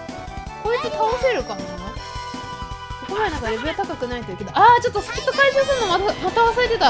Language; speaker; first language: Japanese; native; Japanese